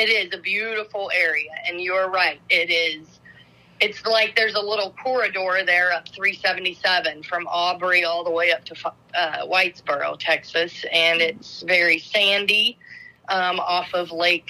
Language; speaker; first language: English; native; English